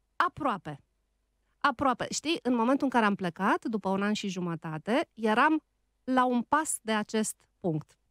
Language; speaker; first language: Romanian; native; Romanian